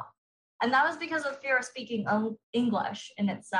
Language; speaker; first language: English; early bilingual, other home language; Iloko